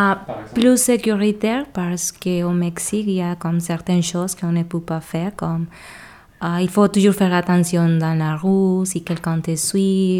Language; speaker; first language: French; non-native, fluent; Spanish